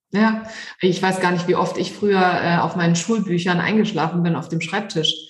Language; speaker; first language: German; native; German